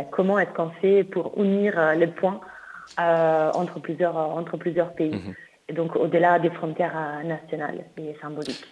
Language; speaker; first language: French; non-native, fluent; Italian